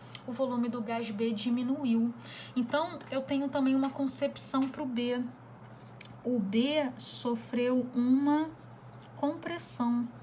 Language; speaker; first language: Portuguese; native; Portuguese